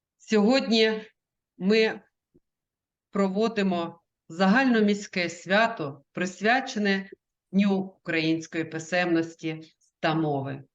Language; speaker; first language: Ukrainian; native; Ukrainian